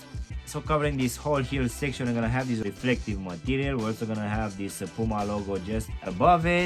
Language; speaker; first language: English; non-native, fluent; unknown